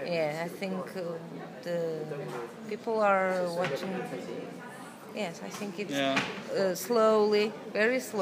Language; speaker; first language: English; non-native, learner; Portuguese